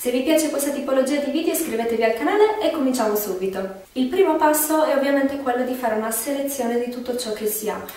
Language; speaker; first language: Italian; native; Italian